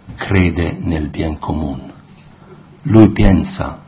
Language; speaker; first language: Italian; native; Italian